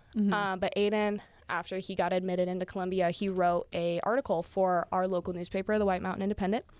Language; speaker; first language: English; native; English